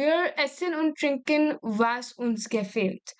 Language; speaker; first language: German; non-native, learner; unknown